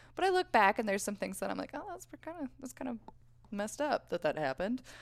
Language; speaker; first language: English; native; English